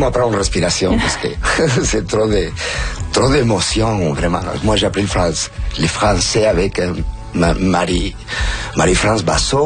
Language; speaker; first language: French; non-native, fluent; Spanish